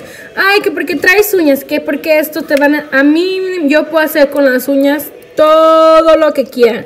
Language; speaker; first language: Spanish; early bilingual, heritage; Spanish